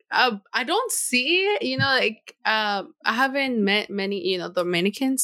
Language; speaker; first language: English; non-native, fluent; Spanish